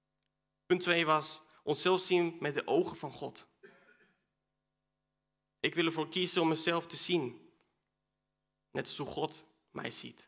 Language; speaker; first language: Dutch; non-native, fluent; Spanish